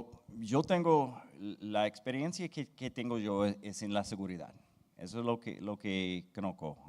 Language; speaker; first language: Spanish; non-native, fluent; English